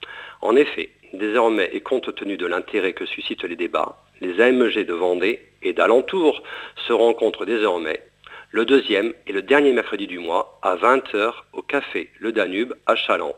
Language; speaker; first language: French; native; French